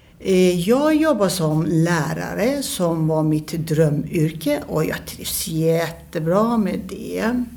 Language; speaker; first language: Swedish; early bilingual, other home language; Turkish